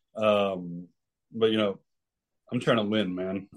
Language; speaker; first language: English; early bilingual, other home language; Spanish